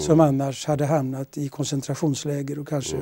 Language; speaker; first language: Swedish; native; Swedish